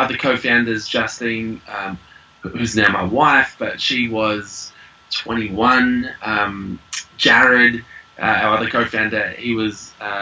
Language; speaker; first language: English; native; English